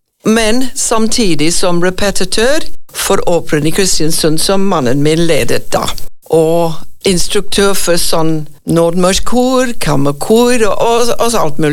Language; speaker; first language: Norwegian; non-native, fluent; English